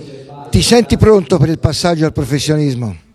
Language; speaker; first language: Italian; native; Italian